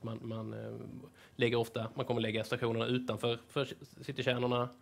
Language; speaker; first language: Swedish; native; Swedish